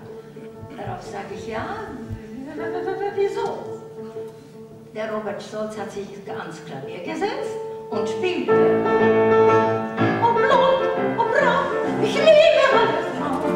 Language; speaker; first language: German; non-native, fluent; Hungarian